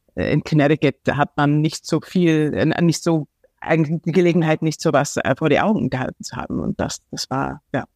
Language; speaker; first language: German; non-native, fluent; English